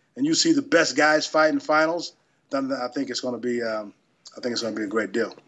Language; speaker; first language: English; native; English